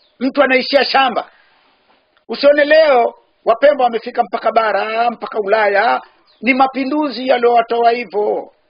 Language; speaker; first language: Swahili; native; Swahili